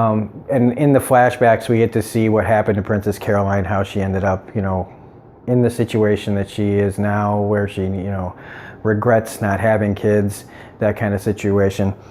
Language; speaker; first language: English; native; English